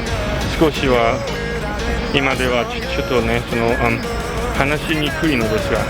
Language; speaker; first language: Japanese; non-native, learner; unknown